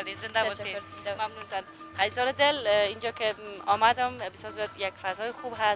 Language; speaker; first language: Persian; native; Persian